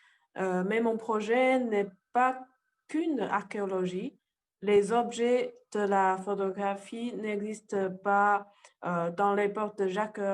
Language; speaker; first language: French; non-native, learner; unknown